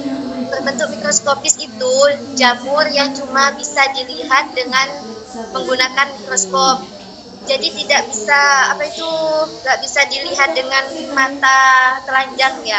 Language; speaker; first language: Indonesian; native; Indonesian